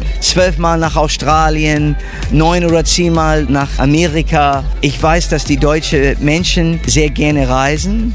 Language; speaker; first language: German; non-native, fluent; English